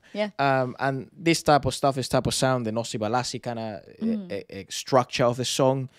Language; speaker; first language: English; non-native, fluent; Spanish